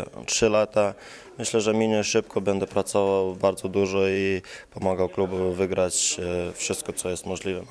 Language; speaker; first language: Polish; non-native, fluent; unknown